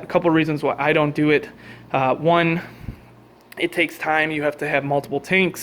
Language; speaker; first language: English; native; English